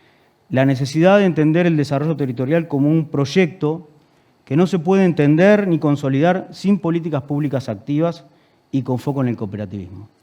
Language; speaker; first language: Spanish; native; Spanish